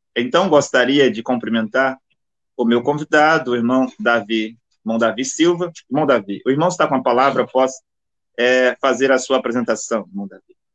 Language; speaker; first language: Portuguese; native; Portuguese